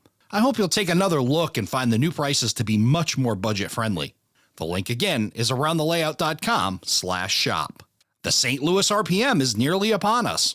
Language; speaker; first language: English; native; English